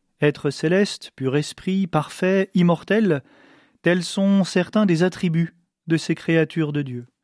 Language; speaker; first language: French; native; French